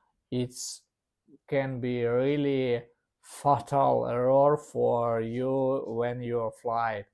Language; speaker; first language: English; non-native, learner; Russian